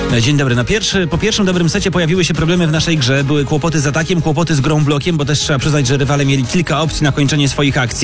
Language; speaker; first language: Polish; native; Polish